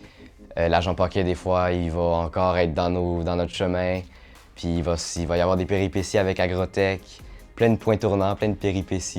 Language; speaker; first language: French; native; French